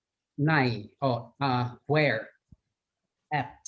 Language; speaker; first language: English; non-native, fluent; Thai